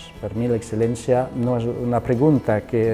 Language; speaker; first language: Catalan; non-native, fluent; French